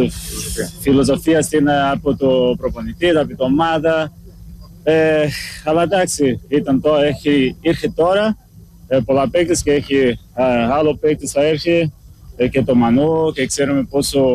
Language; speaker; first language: Greek; non-native, learner; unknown